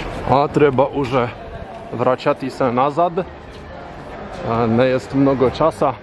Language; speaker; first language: Polish; non-native, learner; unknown